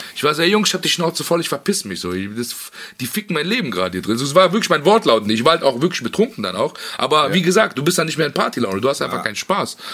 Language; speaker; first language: German; early bilingual, other home language; Persian